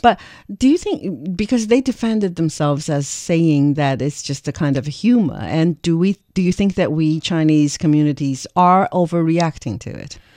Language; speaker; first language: English; non-native, fluent; Chinese